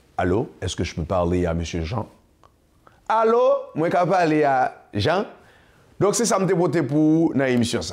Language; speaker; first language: French; non-native, local second language; Haitian Creole